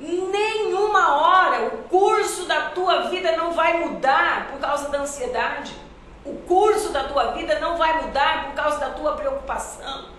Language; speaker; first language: Portuguese; native; Portuguese